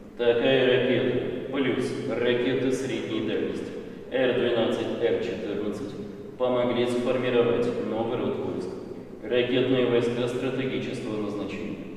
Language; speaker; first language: Russian; native; Russian